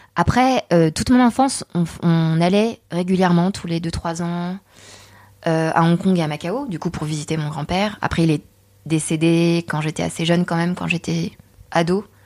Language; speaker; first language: French; native; French